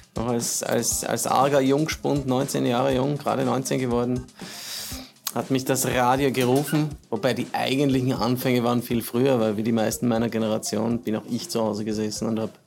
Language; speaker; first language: German; native; German